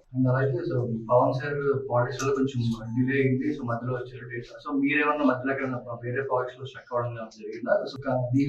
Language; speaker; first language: Telugu; native; Telugu